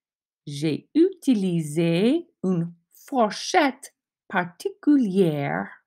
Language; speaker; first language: French; non-native, fluent; English